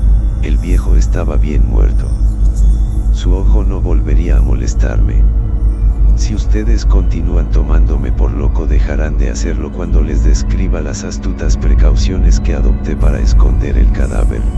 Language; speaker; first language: Spanish; native; Spanish